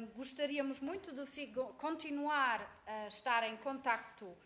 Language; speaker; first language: Portuguese; native; Portuguese